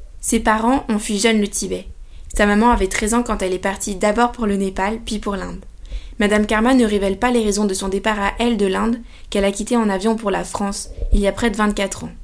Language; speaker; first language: French; native; French